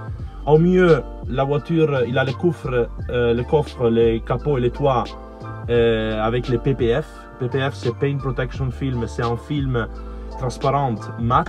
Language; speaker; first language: French; non-native, learner; Italian